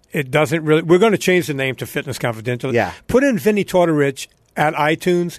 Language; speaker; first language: English; native; English